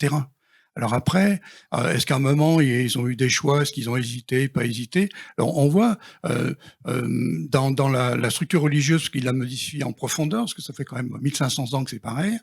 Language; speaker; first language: French; native; French